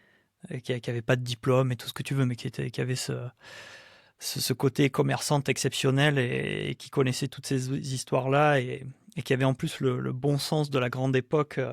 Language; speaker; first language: French; native; French